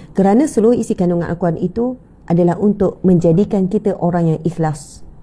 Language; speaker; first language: Malay; native; Malay